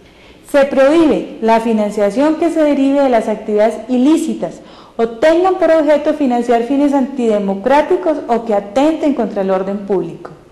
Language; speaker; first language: Spanish; native; Spanish